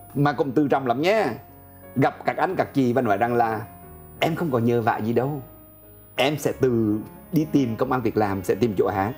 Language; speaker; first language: Vietnamese; native; Vietnamese